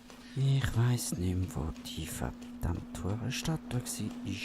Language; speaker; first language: German; native; German